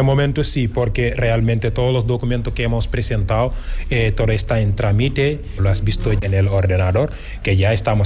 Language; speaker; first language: Spanish; non-native, fluent; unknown